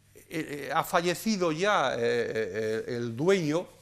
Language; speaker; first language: Spanish; native; Spanish